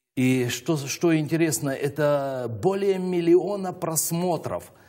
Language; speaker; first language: Russian; native; Russian